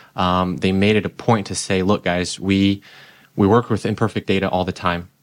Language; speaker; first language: English; non-native, fluent; Portuguese